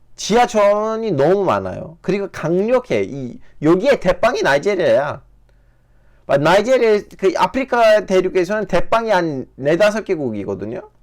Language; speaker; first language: Korean; native; Korean